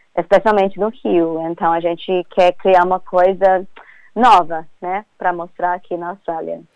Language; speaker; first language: Portuguese; non-native, fluent; English